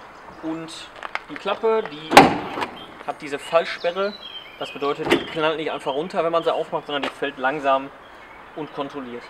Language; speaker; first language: German; native; German